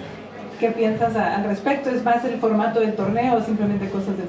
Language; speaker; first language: Spanish; native; Spanish